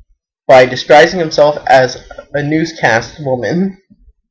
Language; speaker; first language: English; native; English